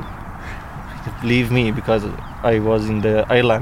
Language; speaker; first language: English; non-native, learner; Persian